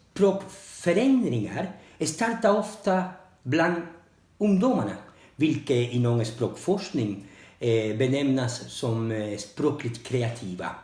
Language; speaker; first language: Swedish; non-native, learner; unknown